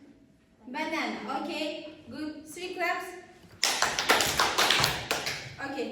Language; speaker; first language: English; non-native, learner; Kazakh